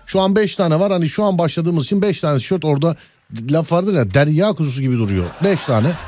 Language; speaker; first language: Turkish; native; Turkish